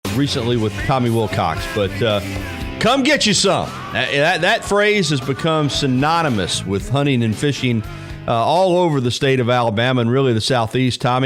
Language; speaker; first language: English; native; English